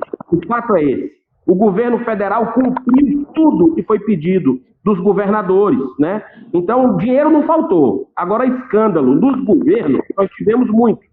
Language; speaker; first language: Portuguese; native; Portuguese